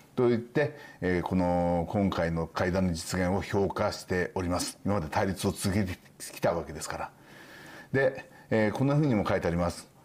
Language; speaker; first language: Japanese; native; Japanese